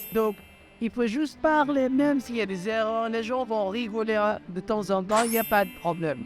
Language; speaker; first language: French; non-native, fluent; Filipino